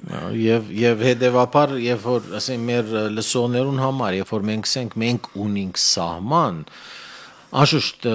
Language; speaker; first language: Armenian; early bilingual, heritage; Armenian